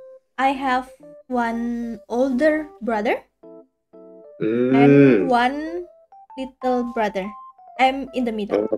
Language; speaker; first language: English; non-native, learner; Indonesian